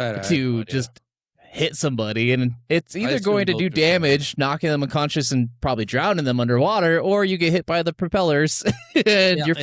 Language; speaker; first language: English; native; English